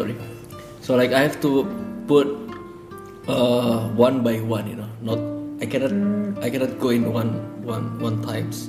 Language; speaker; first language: English; non-native, learner; Indonesian